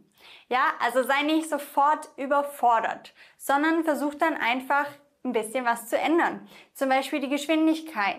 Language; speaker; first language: German; native; German